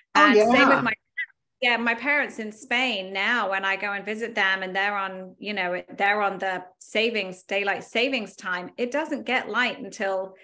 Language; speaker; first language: English; native; English